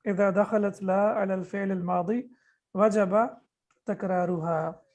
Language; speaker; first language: Arabic; non-native, fluent; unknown